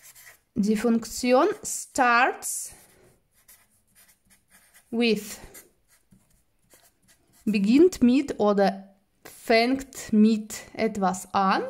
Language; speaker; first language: German; non-native, fluent; Russian